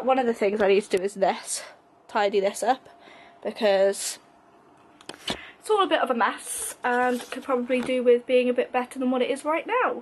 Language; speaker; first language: English; native; English